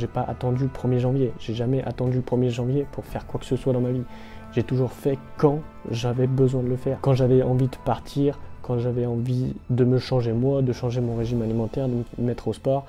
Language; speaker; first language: French; native; French